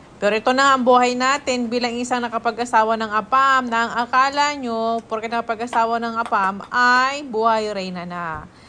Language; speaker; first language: Filipino; native; Filipino